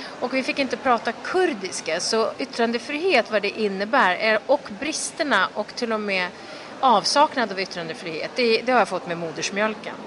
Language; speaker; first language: Swedish; early bilingual, other home language; Kurdish